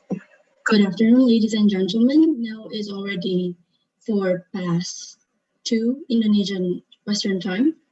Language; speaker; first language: English; non-native, fluent; Indonesian